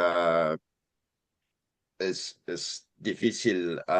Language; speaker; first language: Spanish; non-native, fluent; English